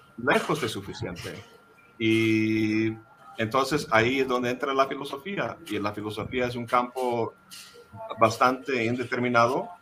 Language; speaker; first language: Spanish; non-native, fluent; English